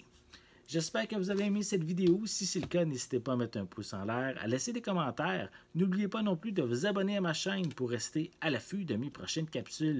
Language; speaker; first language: French; native; French